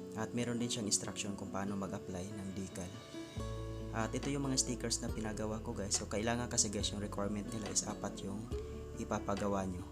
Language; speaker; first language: Filipino; non-native, local second language; Cebuano